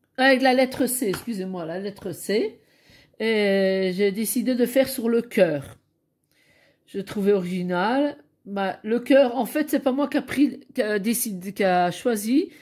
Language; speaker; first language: French; native; French